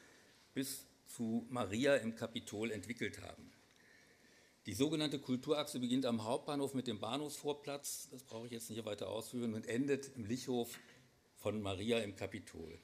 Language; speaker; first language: German; native; German